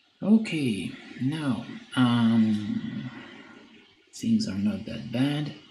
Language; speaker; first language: English; non-native, fluent; French